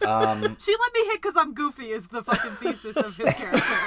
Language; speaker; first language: English; native; English